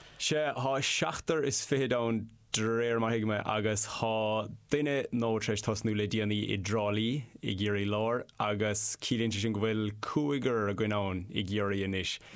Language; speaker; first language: Irish; non-native, local second language; English